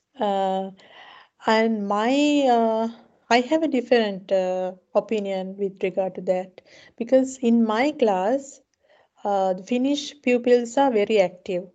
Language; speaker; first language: English; non-native, local second language; Sinhala